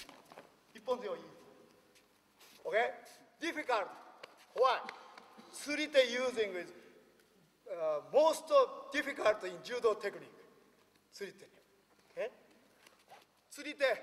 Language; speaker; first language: English; non-native, learner; Japanese